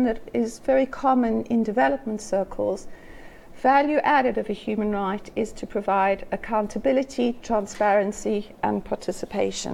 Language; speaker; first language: English; native; English